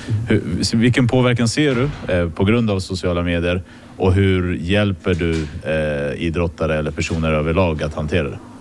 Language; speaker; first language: Swedish; native; Swedish